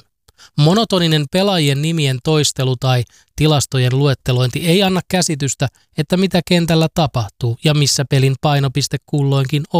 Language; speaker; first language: Finnish; native; Finnish